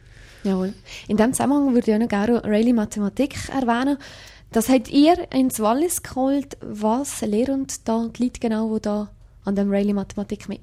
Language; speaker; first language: German; native; German